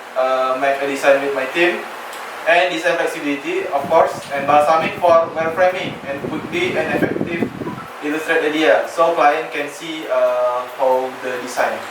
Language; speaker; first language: English; non-native, learner; Indonesian